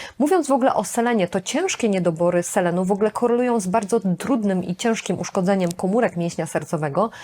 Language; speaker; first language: Polish; native; Polish